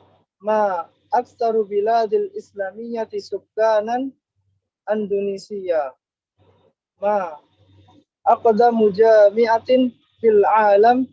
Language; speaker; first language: Arabic; non-native, learner; Indonesian